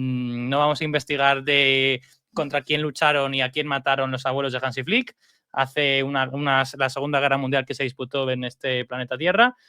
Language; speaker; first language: Spanish; native; Spanish